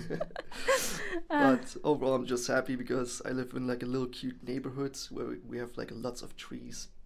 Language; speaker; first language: English; non-native, fluent; German